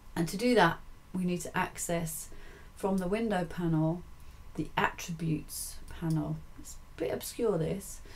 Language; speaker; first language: English; native; English